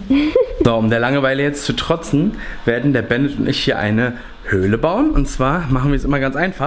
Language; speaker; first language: German; native; German